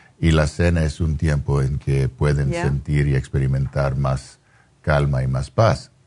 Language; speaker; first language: Spanish; non-native, fluent; English